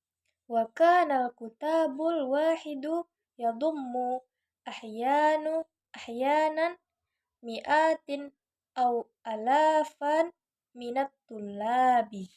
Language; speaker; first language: Arabic; non-native, learner; Indonesian